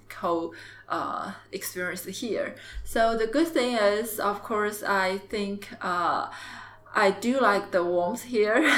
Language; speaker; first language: English; non-native, fluent; Chinese